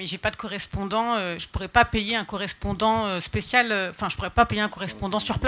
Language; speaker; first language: French; native; French